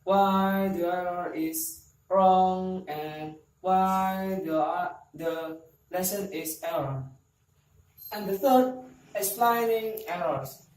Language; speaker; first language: English; non-native, learner; Indonesian